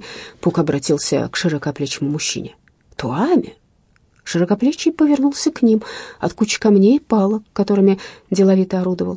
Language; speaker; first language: Russian; native; Russian